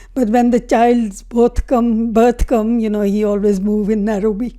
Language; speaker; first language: English; non-native, local second language; Punjabi